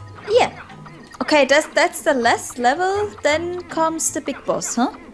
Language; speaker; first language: English; non-native, learner; German